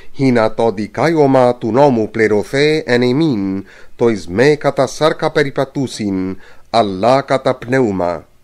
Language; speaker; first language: Greek; non-native, fluent; English